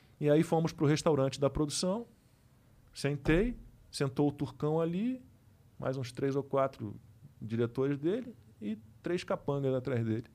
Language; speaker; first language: Portuguese; native; Portuguese